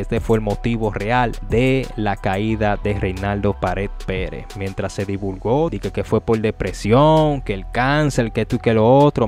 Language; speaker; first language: Spanish; native; Spanish